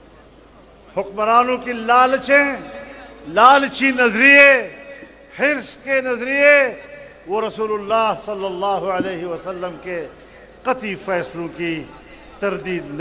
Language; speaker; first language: Urdu; non-native, local second language; Pashto